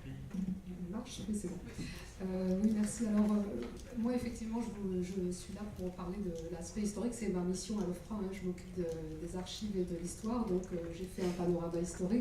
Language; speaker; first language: French; native; French